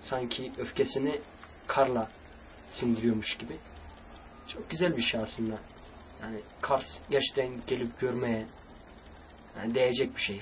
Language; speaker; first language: Turkish; native; Turkish